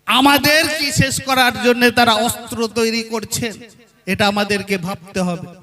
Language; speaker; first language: Bangla; non-native, local second language; Santali